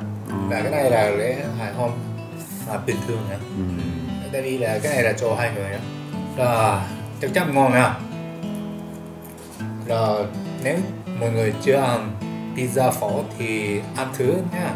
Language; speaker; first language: Vietnamese; non-native, learner; Japanese